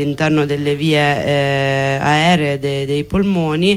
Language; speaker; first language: Italian; native; Italian